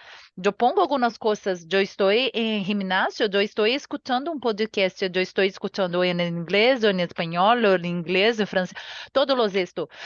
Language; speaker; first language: Spanish; non-native, learner; Portuguese